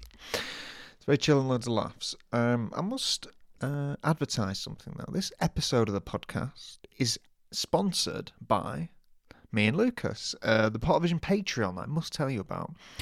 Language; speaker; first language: English; native; English